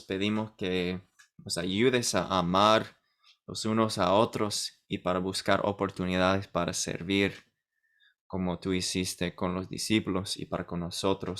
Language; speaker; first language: Spanish; non-native, fluent; English